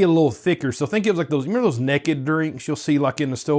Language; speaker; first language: English; native; English